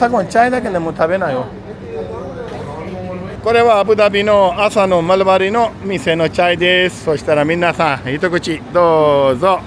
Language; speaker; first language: Japanese; non-native, fluent; Urdu